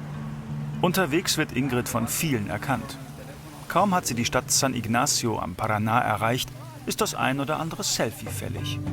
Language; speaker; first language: German; native; German